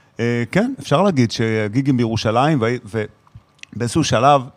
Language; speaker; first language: Hebrew; native; Hebrew